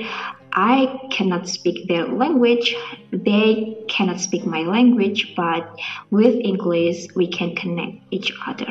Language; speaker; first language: English; non-native, fluent; Indonesian